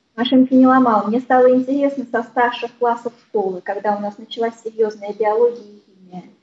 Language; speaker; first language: Russian; native; Russian